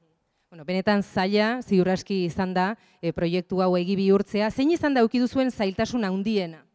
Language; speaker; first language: Basque; native; Basque